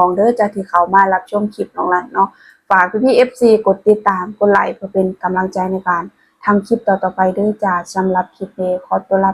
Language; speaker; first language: Thai; non-native, local second language; Northeastern Thai